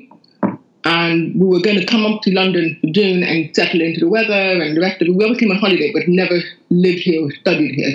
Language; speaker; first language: English; non-native, local second language; Yoruba